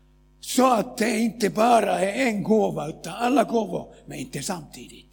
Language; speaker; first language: Swedish; non-native, fluent; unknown